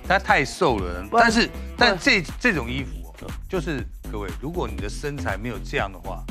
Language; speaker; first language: Chinese; native; Chinese